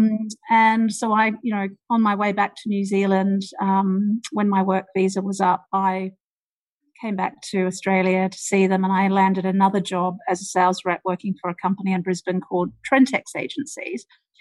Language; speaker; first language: English; native; English